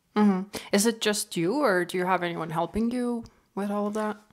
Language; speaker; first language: English; non-native, fluent; Estonian